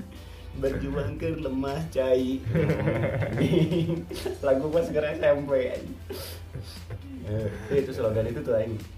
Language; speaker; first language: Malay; non-native, local second language; Sundanese